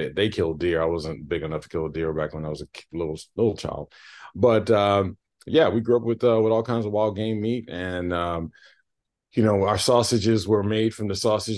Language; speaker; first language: English; native; English